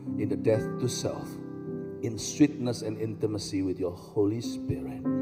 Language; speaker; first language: English; non-native, fluent; Indonesian